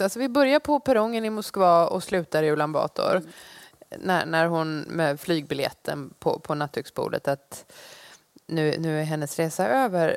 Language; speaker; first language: Swedish; native; Swedish